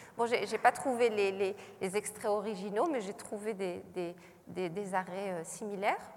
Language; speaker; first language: French; non-native, local second language; Arabic